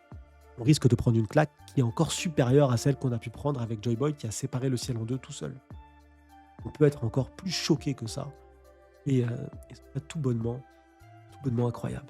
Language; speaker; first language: French; native; French